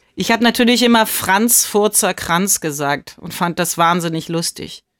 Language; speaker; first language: German; early bilingual, heritage; German